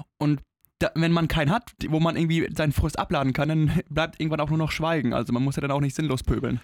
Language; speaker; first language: German; native; German